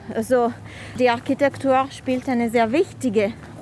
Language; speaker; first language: German; non-native, fluent; Italian